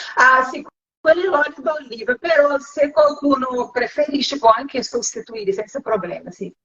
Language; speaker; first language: Italian; non-native, fluent; Portuguese